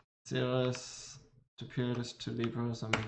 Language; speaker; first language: Spanish; non-native, learner; English